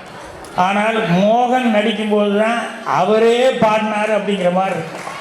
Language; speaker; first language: Tamil; native; Tamil